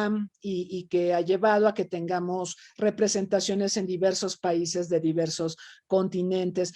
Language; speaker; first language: Spanish; native; Spanish